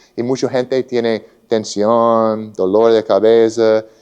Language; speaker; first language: Spanish; non-native, learner; English